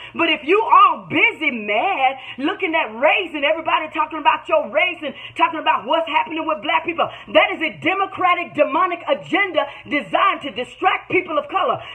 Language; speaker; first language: English; native; English